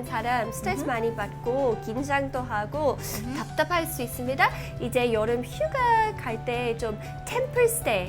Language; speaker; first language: Korean; non-native, learner; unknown